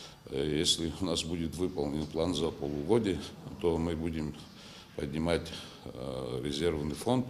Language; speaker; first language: Russian; non-native, local second language; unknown